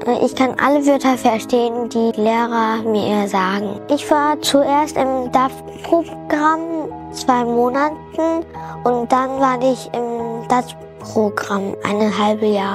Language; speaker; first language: German; non-native, learner; Chinese